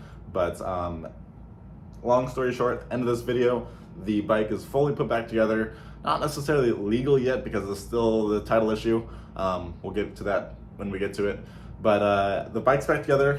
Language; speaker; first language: English; native; English